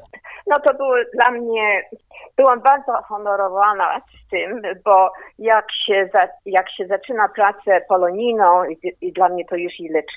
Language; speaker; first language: Polish; early bilingual, heritage; Polish